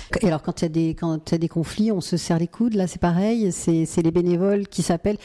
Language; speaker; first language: French; native; French